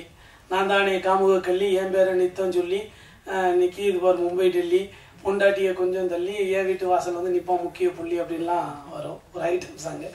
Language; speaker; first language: Tamil; native; Tamil